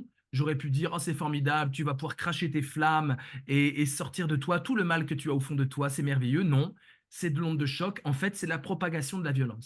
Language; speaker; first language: French; native; French